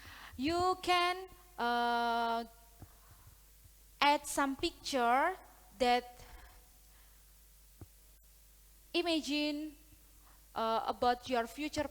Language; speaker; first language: English; non-native, learner; Indonesian